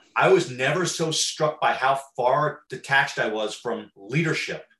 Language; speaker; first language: English; native; English